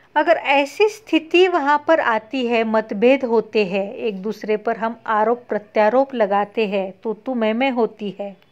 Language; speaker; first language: Hindi; non-native, local second language; Marathi